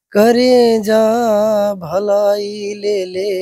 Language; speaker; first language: Hindi; native; Hindi